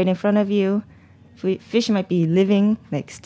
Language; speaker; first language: English; non-native, fluent; Korean